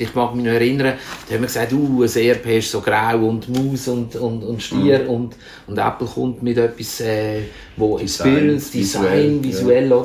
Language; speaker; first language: German; native; German